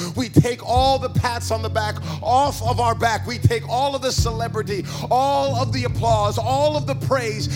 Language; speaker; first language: English; native; English